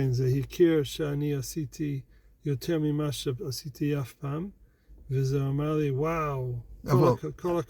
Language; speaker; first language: Hebrew; non-native, learner; English